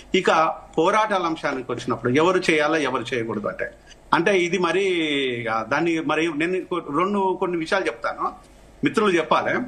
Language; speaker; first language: Telugu; native; Telugu